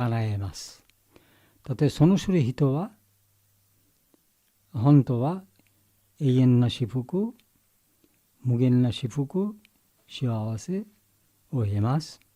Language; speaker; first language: Japanese; non-native, learner; Bangla